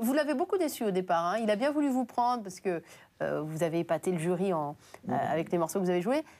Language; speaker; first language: French; native; French